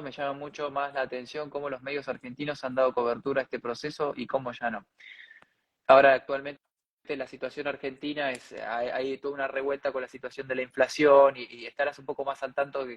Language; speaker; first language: Spanish; native; Spanish